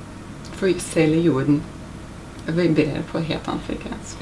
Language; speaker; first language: Norwegian; non-native, fluent; English